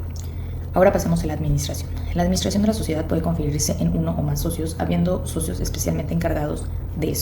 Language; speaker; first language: Spanish; native; Spanish